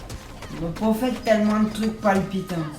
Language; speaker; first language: French; native; French